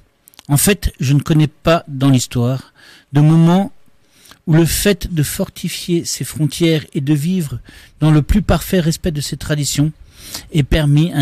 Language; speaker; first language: French; native; French